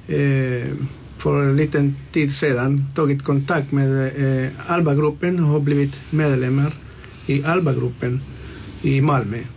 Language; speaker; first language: Swedish; non-native, local second language; Spanish